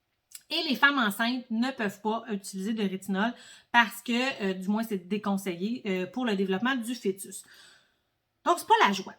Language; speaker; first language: French; native; French